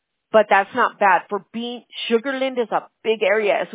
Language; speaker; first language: English; early bilingual, other home language; Spanish